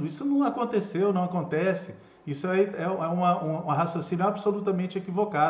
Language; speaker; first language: Portuguese; native; Portuguese